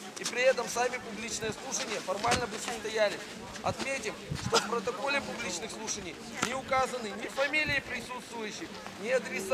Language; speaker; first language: Russian; native; Russian